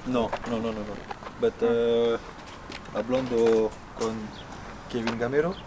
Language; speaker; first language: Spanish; non-native, learner; French